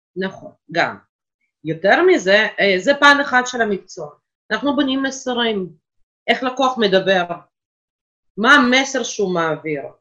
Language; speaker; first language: Hebrew; non-native, fluent; Russian